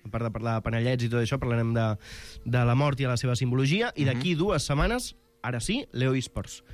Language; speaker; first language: Catalan; native; Catalan